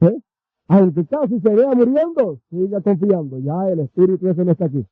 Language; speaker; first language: Spanish; native; Spanish